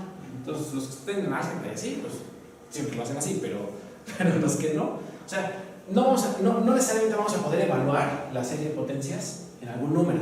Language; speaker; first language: Spanish; native; Spanish